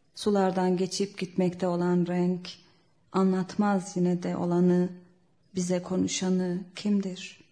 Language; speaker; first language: Turkish; non-native, local second language; Kurdish